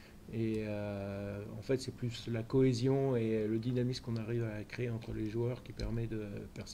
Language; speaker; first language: French; native; French